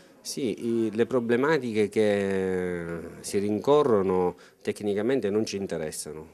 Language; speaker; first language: Italian; native; Italian